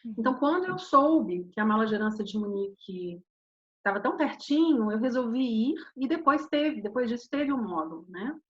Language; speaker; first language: Portuguese; native; Portuguese